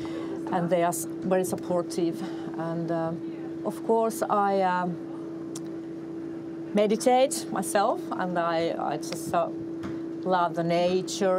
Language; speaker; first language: English; non-native, learner; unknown